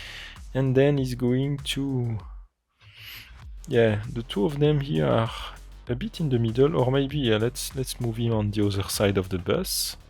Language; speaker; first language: English; non-native, fluent; French